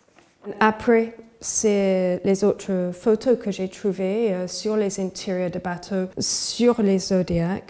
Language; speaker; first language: French; non-native, fluent; English